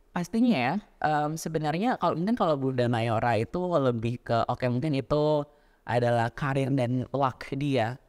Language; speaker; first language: Indonesian; native; Indonesian